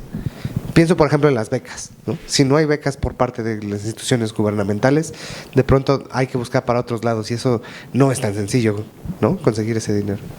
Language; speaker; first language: Spanish; native; Spanish